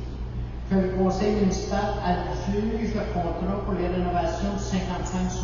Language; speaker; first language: French; native; French